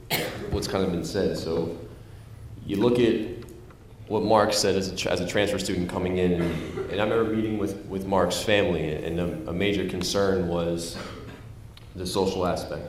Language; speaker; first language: English; native; English